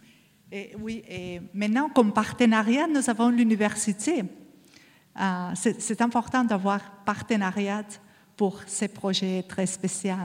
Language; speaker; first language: French; non-native, learner; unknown